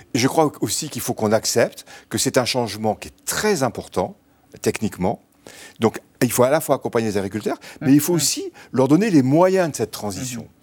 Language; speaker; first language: French; native; French